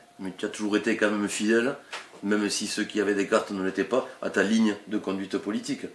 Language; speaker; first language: French; native; French